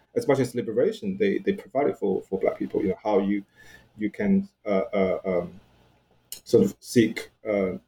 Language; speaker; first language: English; non-native, fluent; Chinese